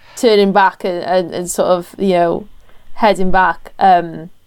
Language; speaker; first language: English; native; English